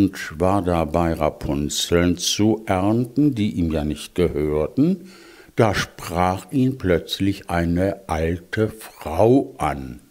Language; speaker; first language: German; native; German